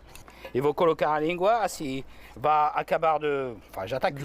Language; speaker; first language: Portuguese; non-native, learner; French